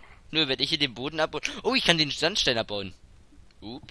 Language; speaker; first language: German; native; German